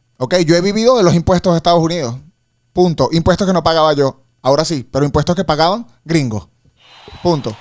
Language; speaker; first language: Spanish; native; Spanish